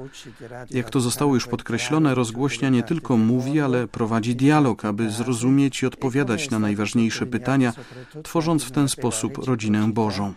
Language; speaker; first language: Polish; non-native, learner; German